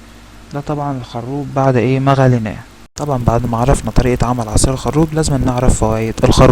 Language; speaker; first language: Arabic; native; Arabic